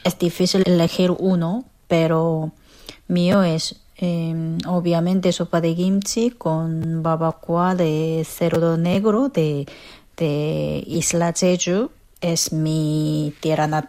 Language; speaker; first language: Spanish; non-native, fluent; Korean